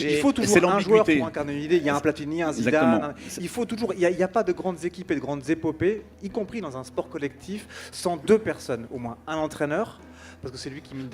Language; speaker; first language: French; native; French